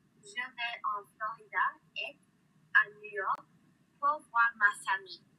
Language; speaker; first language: French; non-native, learner; English